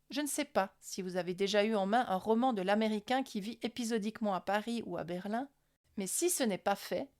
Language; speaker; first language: French; native; French